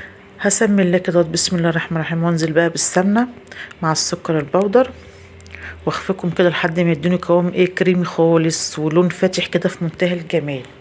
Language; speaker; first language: Arabic; native; Arabic